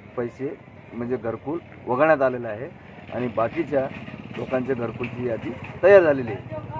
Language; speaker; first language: Marathi; non-native, local second language; Lambadi